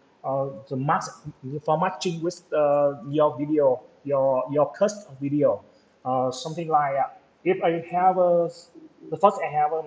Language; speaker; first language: English; non-native, local second language; Vietnamese